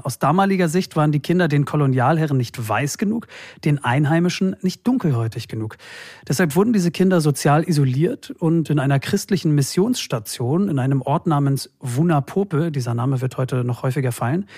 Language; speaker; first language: German; native; German